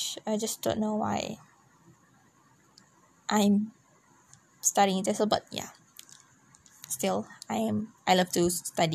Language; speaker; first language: English; non-native, local second language; Malay